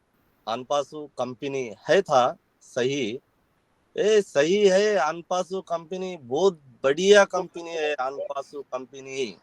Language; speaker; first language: Hindi; non-native, local second language; Telugu